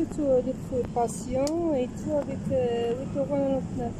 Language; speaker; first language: French; non-native, local second language; Arabic